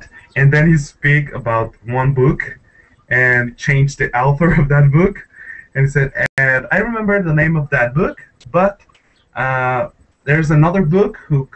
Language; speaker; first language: English; non-native, learner; Spanish